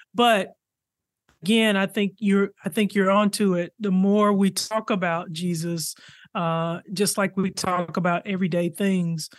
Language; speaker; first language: English; native; English